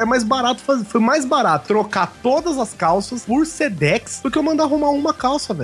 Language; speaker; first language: Portuguese; native; Portuguese